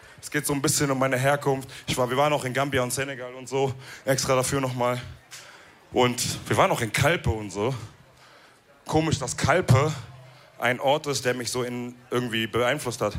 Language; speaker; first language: German; early bilingual, other home language; Wolof